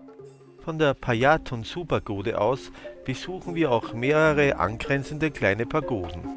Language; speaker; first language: German; native; German